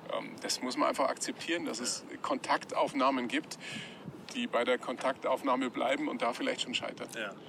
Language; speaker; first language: German; native; German